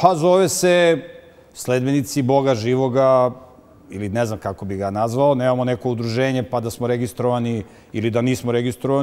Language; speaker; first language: Serbian; native; Serbian